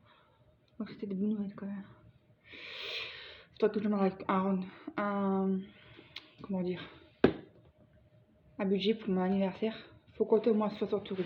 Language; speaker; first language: French; native; French